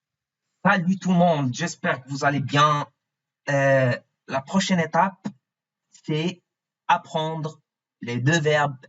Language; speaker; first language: French; non-native, fluent; Arabic